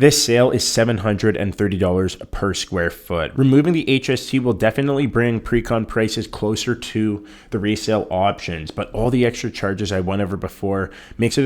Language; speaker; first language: English; native; English